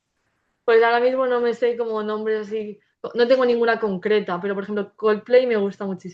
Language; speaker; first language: Spanish; native; Spanish